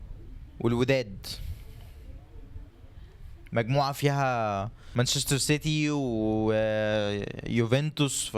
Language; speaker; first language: Arabic; native; Arabic